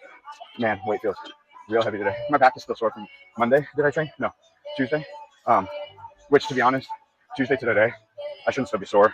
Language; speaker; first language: English; native; English